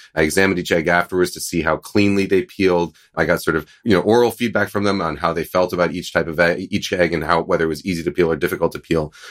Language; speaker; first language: English; native; English